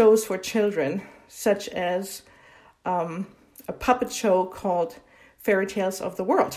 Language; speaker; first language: English; non-native, fluent; German